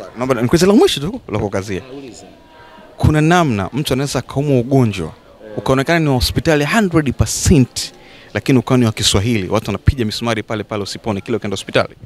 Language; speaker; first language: Swahili; native; Swahili